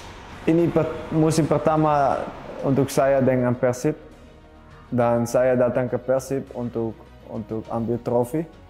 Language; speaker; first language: Indonesian; non-native, learner; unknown